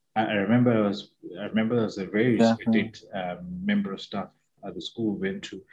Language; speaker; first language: English; non-native, local second language; Shona